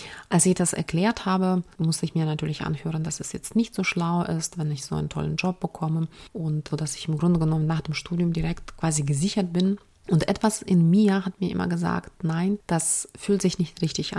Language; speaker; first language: German; non-native, fluent; Ukrainian